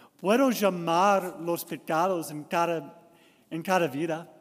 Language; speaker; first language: Spanish; non-native, learner; English